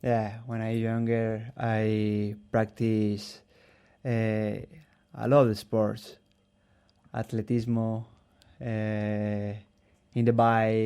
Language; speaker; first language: English; non-native, learner; Spanish